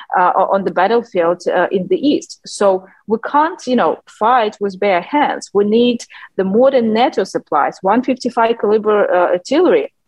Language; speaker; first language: English; non-native, fluent; Ukrainian